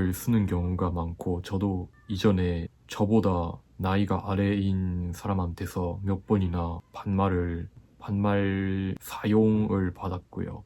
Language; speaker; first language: Korean; non-native, fluent; Japanese